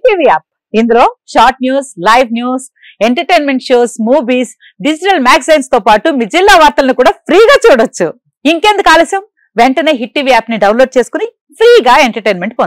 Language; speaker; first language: Telugu; native; Telugu